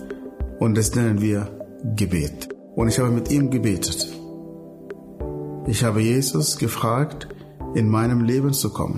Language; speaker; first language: German; non-native, fluent; Arabic